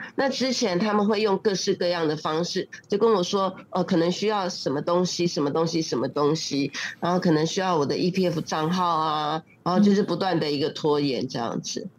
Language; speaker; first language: Chinese; native; Chinese